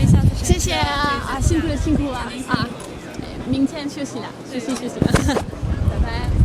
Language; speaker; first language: Chinese; non-native, learner; English